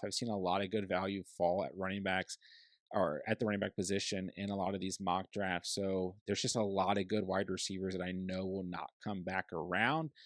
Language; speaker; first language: English; native; English